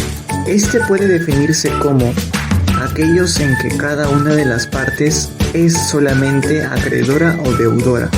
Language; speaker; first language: Spanish; native; Spanish